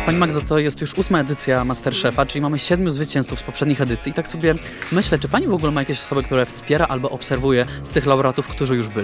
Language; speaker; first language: Polish; native; Polish